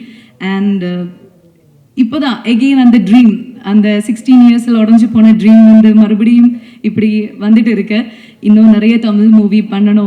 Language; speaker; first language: Tamil; non-native, fluent; Malayalam